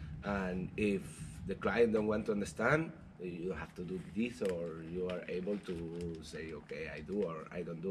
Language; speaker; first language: English; non-native, learner; Spanish